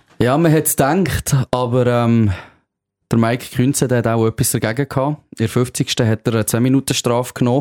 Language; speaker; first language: German; native; German